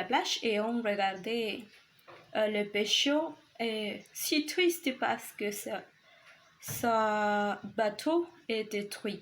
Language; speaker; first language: French; non-native, learner; Spanish